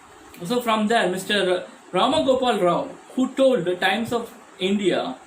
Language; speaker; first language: English; non-native, local second language; Tamil